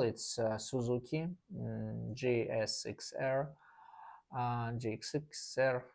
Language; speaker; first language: English; non-native, learner; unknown